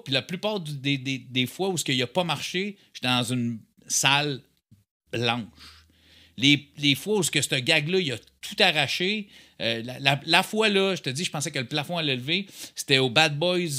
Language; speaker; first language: French; native; French